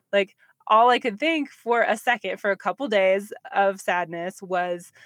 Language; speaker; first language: English; native; English